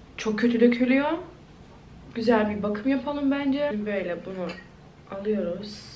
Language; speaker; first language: Turkish; non-native, fluent; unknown